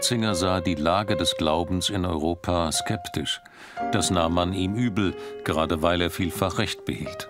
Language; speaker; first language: German; native; German